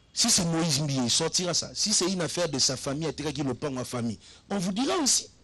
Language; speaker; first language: French; non-native, local second language; Lingala